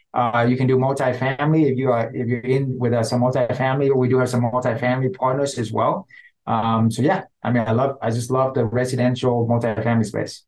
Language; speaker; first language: English; non-native, fluent; Vietnamese